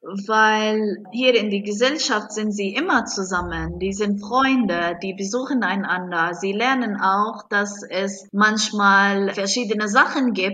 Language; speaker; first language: German; non-native, fluent; Arabic